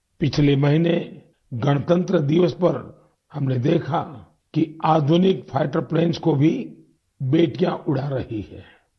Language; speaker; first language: Hindi; non-native, local second language; Gujarati